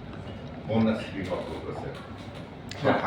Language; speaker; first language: Indonesian; non-native, learner; Chinese